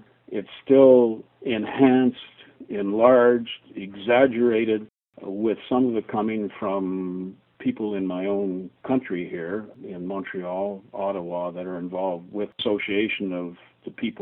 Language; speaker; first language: English; native; English